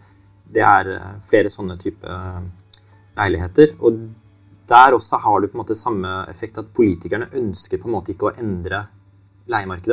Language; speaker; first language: Norwegian; native; Norwegian